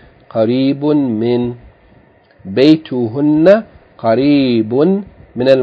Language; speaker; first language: Arabic; non-native, fluent; English